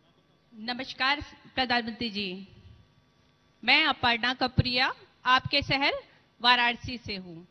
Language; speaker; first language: Hindi; native; Hindi